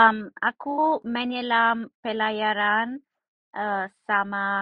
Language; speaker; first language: Indonesian; non-native, learner; English